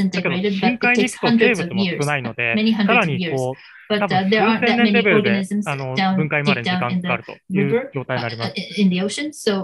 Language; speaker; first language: Japanese; native; Japanese